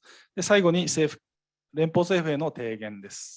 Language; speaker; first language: Japanese; native; Japanese